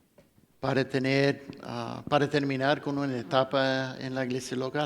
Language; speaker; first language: Spanish; non-native, fluent; English